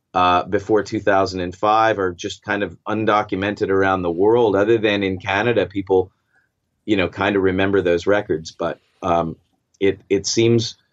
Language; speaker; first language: English; native; English